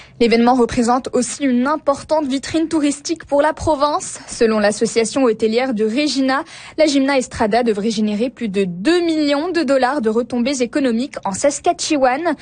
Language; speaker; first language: French; native; French